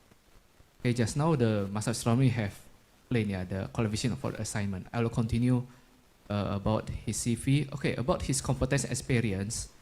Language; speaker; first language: English; non-native, fluent; Indonesian